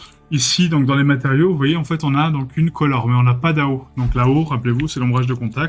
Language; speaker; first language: French; native; French